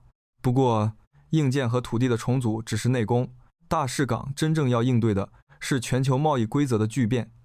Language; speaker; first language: Chinese; native; Chinese